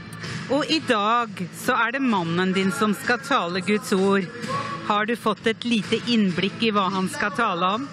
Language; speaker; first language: Norwegian; native; Norwegian